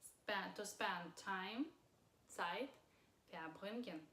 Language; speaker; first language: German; non-native, fluent; Russian